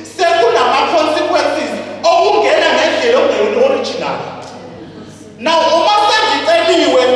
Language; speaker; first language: Zulu; native; Zulu